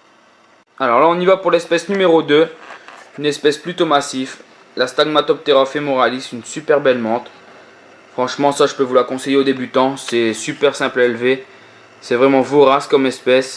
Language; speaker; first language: French; native; French